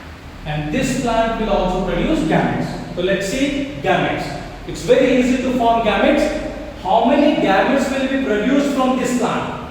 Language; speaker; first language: English; non-native, local second language; Hindi